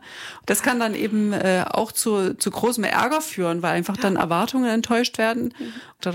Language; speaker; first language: German; native; German